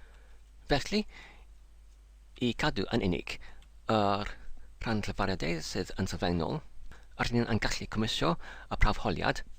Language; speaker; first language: Welsh; non-native, learner; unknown